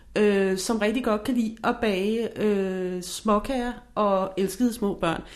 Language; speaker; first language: Danish; non-native, fluent; English